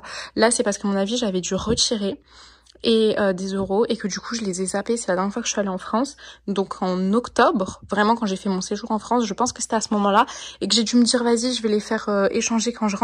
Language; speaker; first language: French; native; French